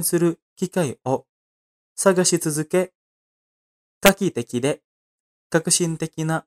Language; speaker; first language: Japanese; non-native, fluent; Indonesian